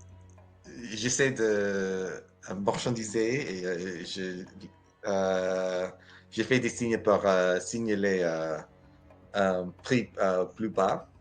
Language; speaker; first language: French; non-native, learner; English